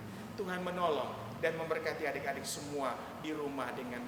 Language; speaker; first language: Indonesian; native; Indonesian